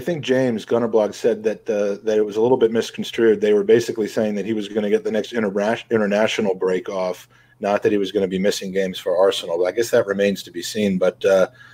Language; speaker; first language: English; native; English